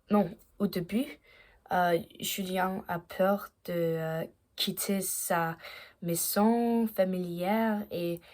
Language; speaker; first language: French; non-native, learner; Danish